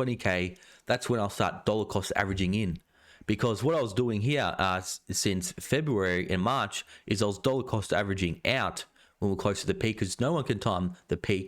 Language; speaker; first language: English; native; English